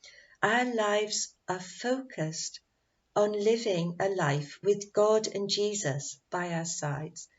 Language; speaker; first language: English; native; English